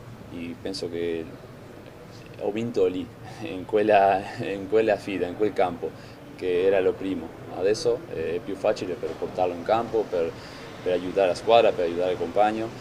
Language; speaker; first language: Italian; non-native, fluent; Spanish